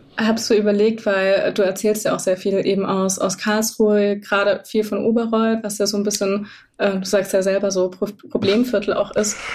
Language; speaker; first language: German; native; German